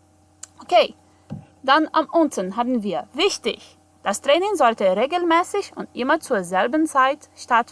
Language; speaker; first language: German; non-native, fluent; Portuguese